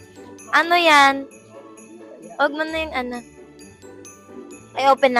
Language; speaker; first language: Filipino; native; Filipino